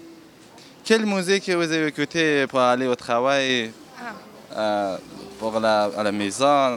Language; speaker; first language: French; non-native, learner; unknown